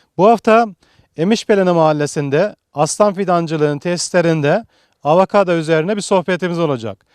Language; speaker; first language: Turkish; native; Turkish